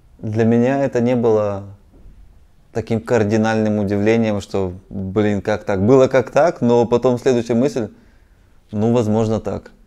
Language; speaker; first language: Russian; native; Russian